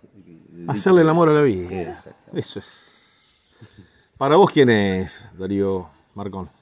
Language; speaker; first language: Spanish; native; Spanish